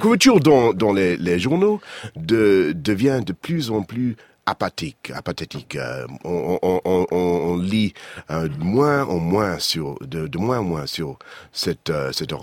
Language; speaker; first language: French; non-native, fluent; English